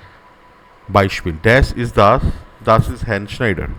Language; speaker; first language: German; non-native, learner; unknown